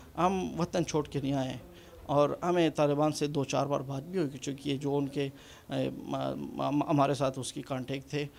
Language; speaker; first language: Urdu; non-native, fluent; Punjabi